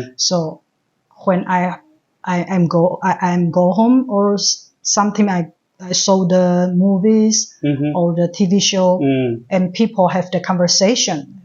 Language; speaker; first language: English; non-native, learner; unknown